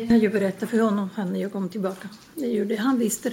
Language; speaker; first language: Swedish; non-native, learner; Spanish